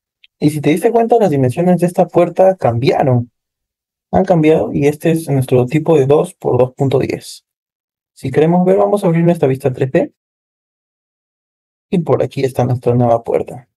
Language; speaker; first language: Spanish; native; Spanish